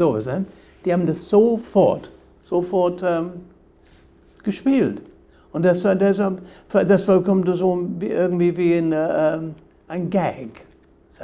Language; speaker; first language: German; non-native, fluent; English